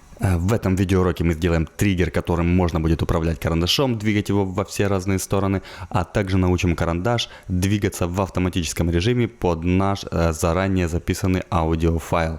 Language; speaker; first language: Russian; native; Russian